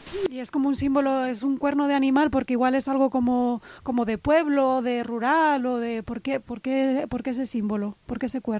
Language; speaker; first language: Spanish; native; Spanish